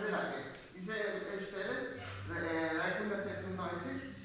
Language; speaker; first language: German; non-native, learner; Spanish